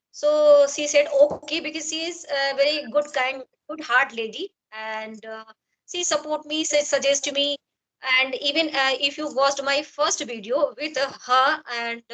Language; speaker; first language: English; non-native, learner; Hindi